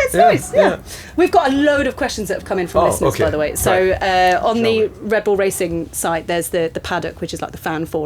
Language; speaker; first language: English; native; English